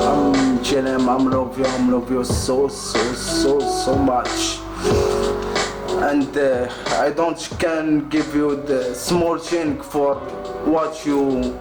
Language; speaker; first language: English; non-native, learner; French